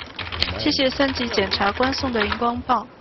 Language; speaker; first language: Chinese; native; Chinese